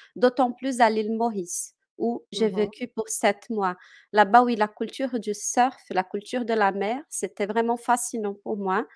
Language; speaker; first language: French; non-native, fluent; Portuguese